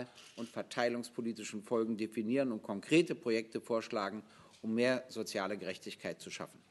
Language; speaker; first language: German; native; German